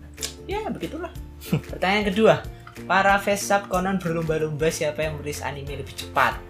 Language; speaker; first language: Indonesian; native; Indonesian